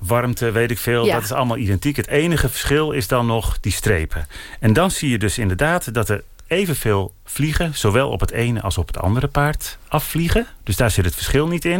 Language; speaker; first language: Dutch; native; Dutch